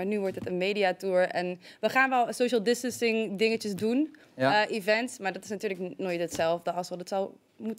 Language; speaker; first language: Dutch; native; Dutch